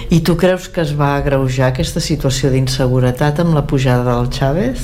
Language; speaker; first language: Catalan; native; Catalan